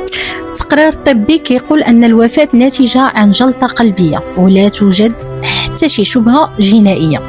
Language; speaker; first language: Arabic; native; Arabic